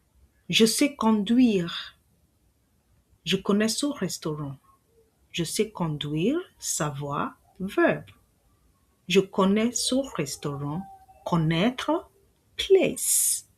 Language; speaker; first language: French; non-native, fluent; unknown